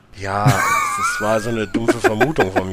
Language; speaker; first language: German; native; German